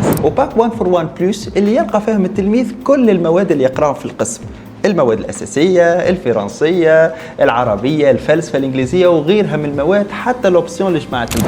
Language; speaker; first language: Arabic; native; Arabic